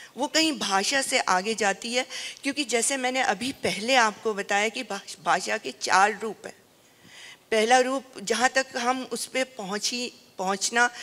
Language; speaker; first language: Hindi; native; Hindi